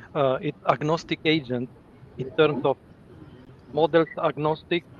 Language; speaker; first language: English; non-native, fluent; Romanian